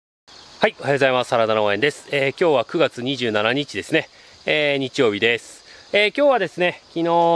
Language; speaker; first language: Japanese; native; Japanese